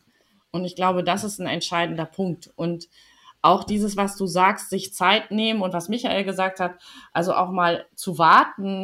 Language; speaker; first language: German; native; German